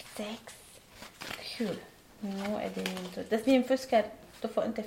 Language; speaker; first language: Swedish; non-native, learner; Arabic